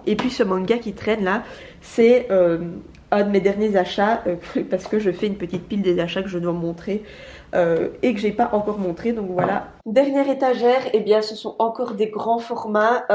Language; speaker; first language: French; native; French